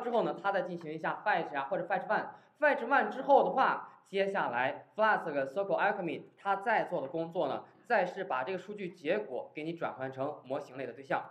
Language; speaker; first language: Chinese; native; Chinese